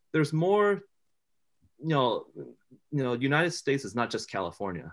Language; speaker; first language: English; early bilingual, other home language; Chinese